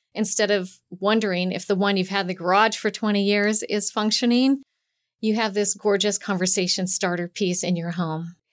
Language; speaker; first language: English; native; English